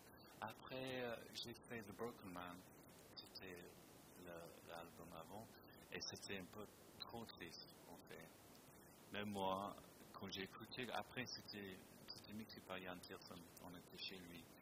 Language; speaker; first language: French; non-native, fluent; English